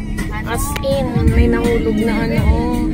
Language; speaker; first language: Filipino; native; Filipino